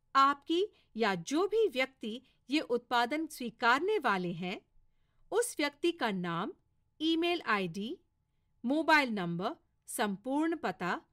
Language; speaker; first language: Hindi; non-native, local second language; Marathi